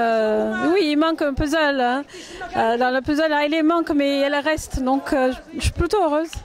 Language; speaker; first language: French; non-native, fluent; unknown